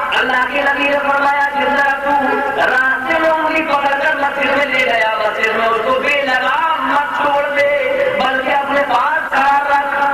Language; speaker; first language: Urdu; native; Urdu